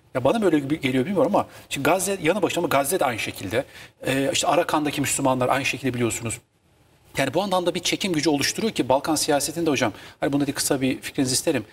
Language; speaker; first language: Turkish; native; Turkish